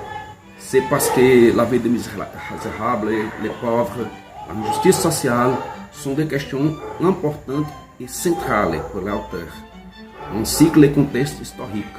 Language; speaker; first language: French; non-native, learner; Portuguese